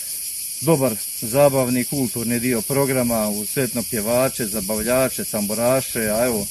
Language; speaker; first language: Bosnian; native; Bosnian